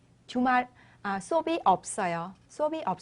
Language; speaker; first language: Korean; non-native, fluent; Vietnamese